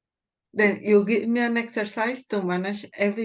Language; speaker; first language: English; non-native, fluent; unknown